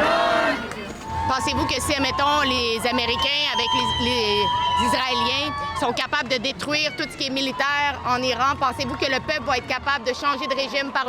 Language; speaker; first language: French; native; French